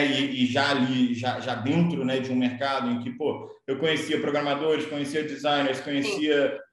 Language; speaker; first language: Portuguese; native; Portuguese